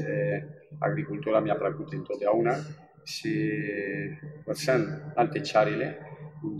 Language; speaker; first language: Romanian; non-native, fluent; Spanish